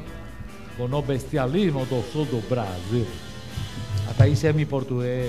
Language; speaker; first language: Portuguese; non-native, learner; Spanish